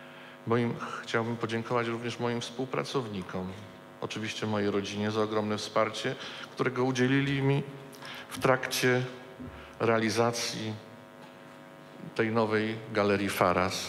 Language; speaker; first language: Polish; native; Polish